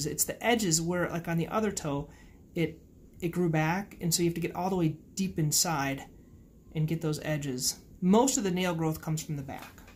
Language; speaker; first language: English; native; English